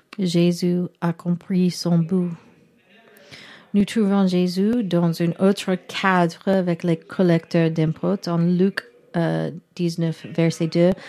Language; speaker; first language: French; non-native, learner; English